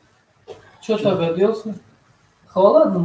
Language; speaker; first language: Russian; non-native, fluent; Tajik